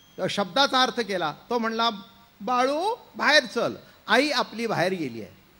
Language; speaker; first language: Marathi; native; Marathi